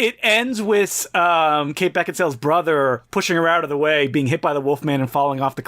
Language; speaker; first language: English; native; English